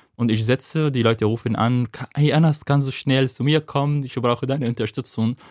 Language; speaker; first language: German; non-native, fluent; Arabic